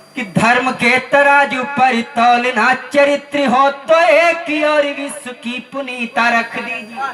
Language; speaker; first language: Hindi; native; Hindi